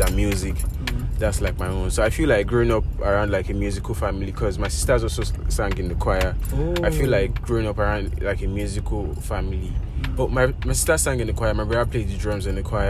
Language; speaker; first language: English; non-native, local second language; Yoruba